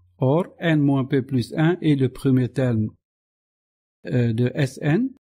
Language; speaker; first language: French; non-native, local second language; Arabic